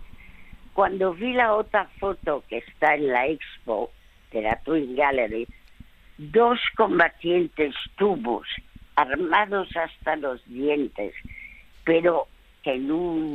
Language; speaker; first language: Spanish; early bilingual, other home language; French